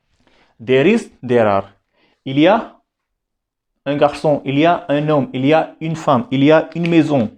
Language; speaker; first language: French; non-native, fluent; Hindi